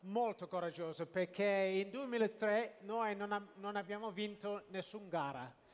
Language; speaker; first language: Italian; non-native, fluent; Japanese